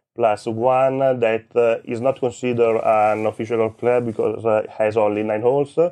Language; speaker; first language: English; non-native, learner; Italian